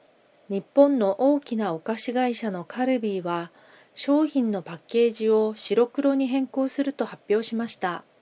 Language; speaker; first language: Japanese; non-native, fluent; Korean